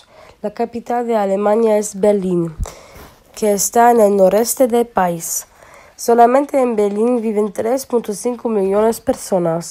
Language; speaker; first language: Spanish; non-native, learner; German